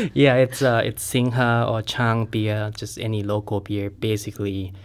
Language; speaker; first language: English; non-native, fluent; Thai